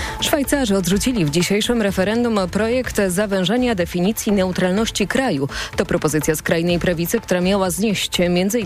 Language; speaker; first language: Polish; native; Polish